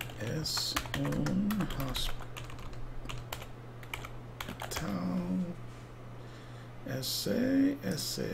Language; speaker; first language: Spanish; non-native, learner; English